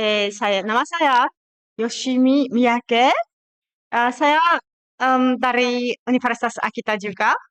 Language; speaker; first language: Indonesian; non-native, fluent; Japanese